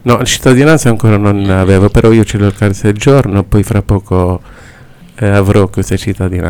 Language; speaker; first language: Italian; non-native, learner; Arabic